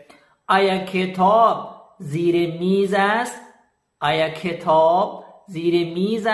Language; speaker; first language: Persian; non-native, fluent; Urdu